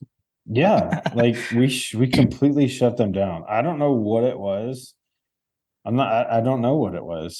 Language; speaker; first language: English; native; English